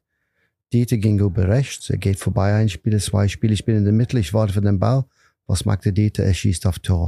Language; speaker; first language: German; non-native, fluent; English